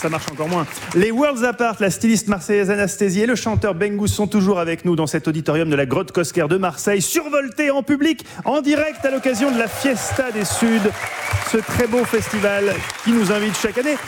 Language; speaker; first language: French; native; French